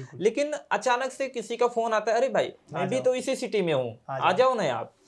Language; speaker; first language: Hindi; native; Hindi